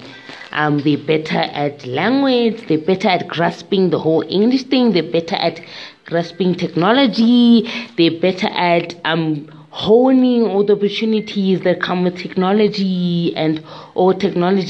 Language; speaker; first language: English; non-native, local second language; Tswana